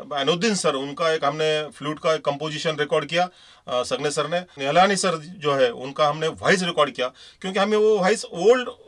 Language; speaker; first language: Hindi; non-native, local second language; Marathi